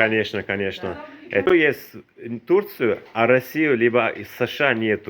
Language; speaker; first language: Russian; non-native, learner; Turkish